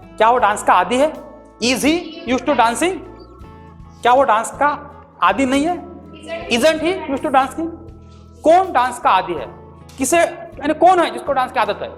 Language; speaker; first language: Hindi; non-native, local second language; Marathi